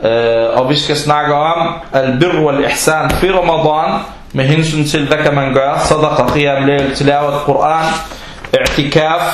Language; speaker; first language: Danish; non-native, fluent; Arabic